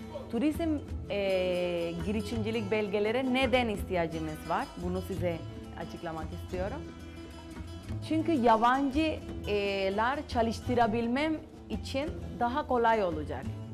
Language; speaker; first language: Turkish; non-native, fluent; Spanish